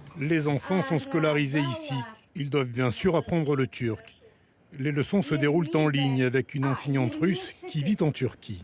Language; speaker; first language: French; native; French